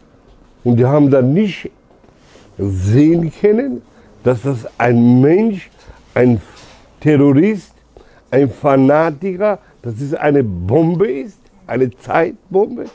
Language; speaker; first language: German; early bilingual, other home language; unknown